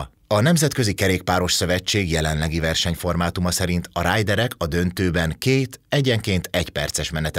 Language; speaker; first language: Hungarian; native; Hungarian